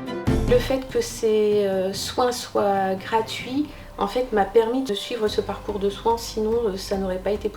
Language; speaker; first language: French; native; French